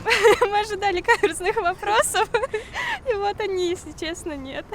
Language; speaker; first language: Russian; native; Russian